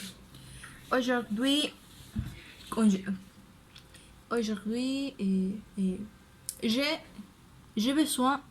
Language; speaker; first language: French; non-native, learner; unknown